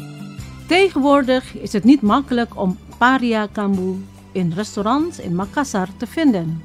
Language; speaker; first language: Dutch; non-native, fluent; Indonesian